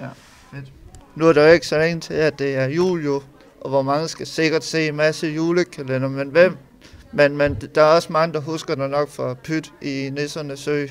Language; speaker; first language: Danish; native; Danish